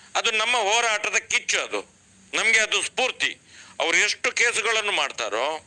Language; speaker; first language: Kannada; non-native, local second language; Tulu